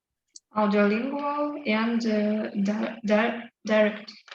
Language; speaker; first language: English; non-native, learner; Russian